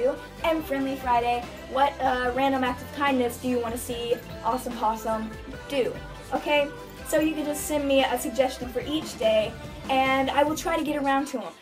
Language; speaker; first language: English; native; English